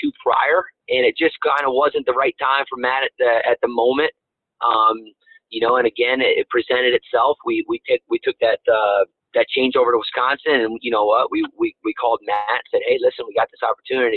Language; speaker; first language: English; native; English